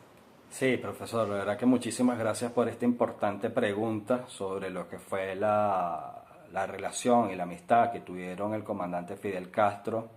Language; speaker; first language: Spanish; native; Spanish